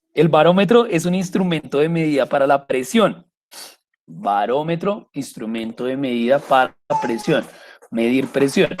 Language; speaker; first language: Spanish; native; Spanish